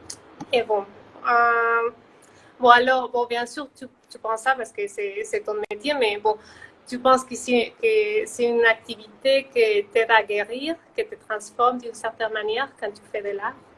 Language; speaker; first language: French; non-native, fluent; Spanish